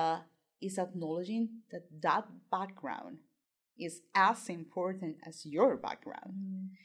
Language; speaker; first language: English; non-native, fluent; Spanish